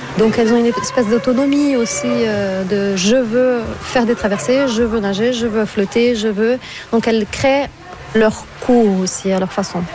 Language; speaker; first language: French; non-native, fluent; Portuguese